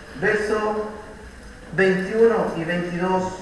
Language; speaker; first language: Spanish; native; Spanish